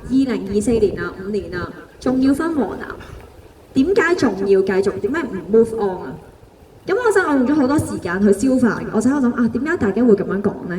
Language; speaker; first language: Cantonese; native; Cantonese